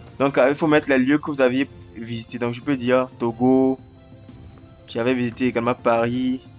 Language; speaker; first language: French; non-native, local second language; Ewe